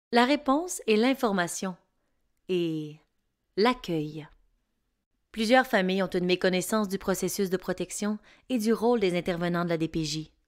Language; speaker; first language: French; native; French